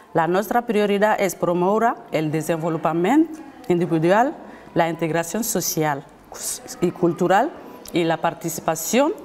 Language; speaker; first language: Catalan; non-native, fluent; Bambara